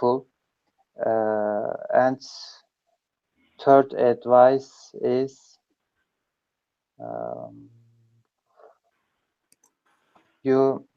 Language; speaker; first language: English; non-native, learner; Turkish